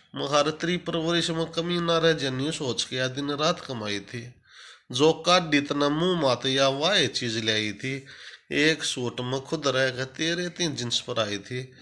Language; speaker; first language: Hindi; native; Hindi